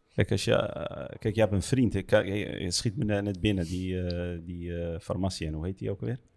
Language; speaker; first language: Dutch; early bilingual, other home language; Arabic